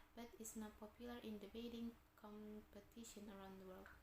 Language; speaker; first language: English; non-native, learner; Indonesian